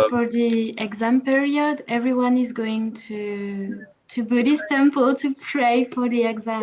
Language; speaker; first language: English; non-native, learner; French